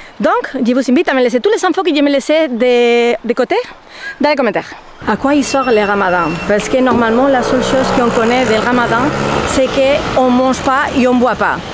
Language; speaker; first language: French; non-native, fluent; Spanish